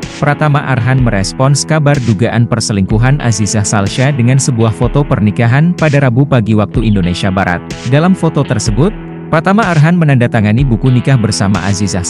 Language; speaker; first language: Indonesian; native; Indonesian